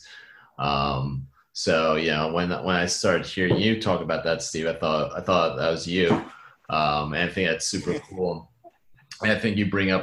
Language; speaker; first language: English; native; English